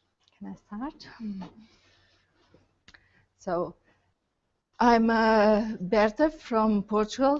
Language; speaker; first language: English; non-native, learner; Portuguese